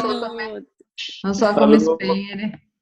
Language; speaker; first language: Italian; non-native, fluent; Portuguese